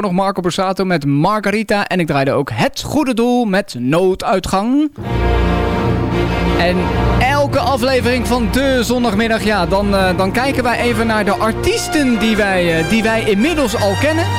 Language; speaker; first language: Dutch; native; Dutch